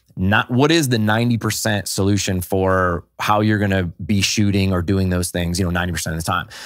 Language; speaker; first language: English; native; English